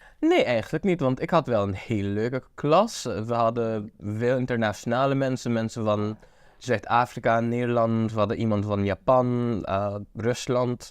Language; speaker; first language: Dutch; non-native, local second language; Papiamento